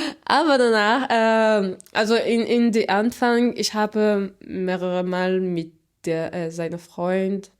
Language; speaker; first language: German; non-native, learner; Portuguese